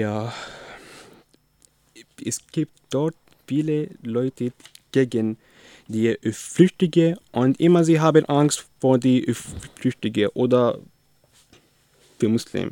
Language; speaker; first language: German; non-native, learner; Arabic